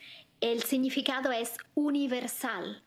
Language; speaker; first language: Spanish; non-native, fluent; Italian